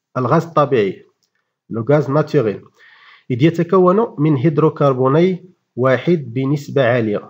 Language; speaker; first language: French; non-native, local second language; Arabic